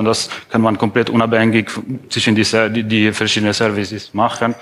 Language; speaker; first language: German; non-native, fluent; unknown